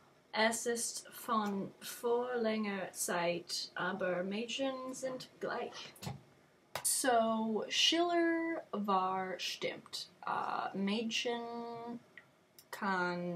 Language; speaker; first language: German; non-native, learner; English